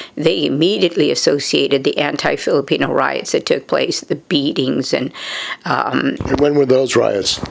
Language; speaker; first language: English; native; English